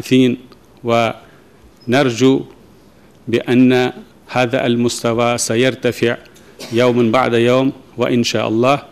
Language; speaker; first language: Arabic; non-native, fluent; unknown